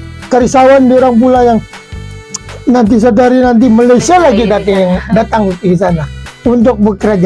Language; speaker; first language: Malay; non-native, fluent; Filipino